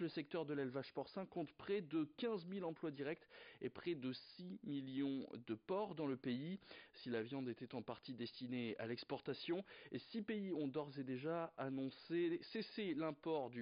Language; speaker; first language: French; native; French